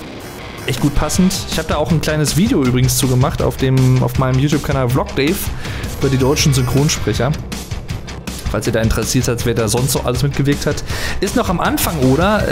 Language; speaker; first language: German; native; German